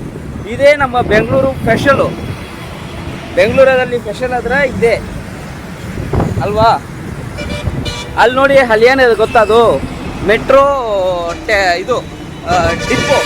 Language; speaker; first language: Kannada; non-native, local second language; Tamil